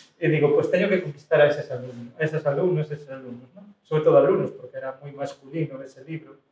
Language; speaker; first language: Galician; non-native, local second language; Spanish